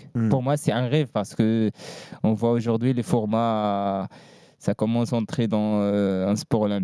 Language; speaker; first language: French; non-native, learner; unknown